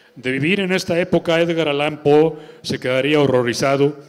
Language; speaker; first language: Spanish; native; Spanish